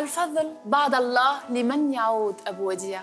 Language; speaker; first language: Arabic; native; Arabic